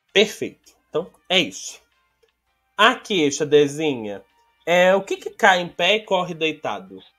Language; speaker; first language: Portuguese; native; Portuguese